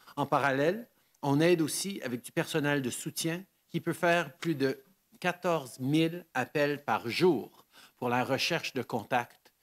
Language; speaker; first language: French; early bilingual, heritage; French